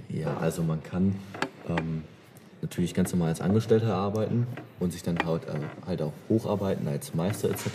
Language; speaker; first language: German; native; German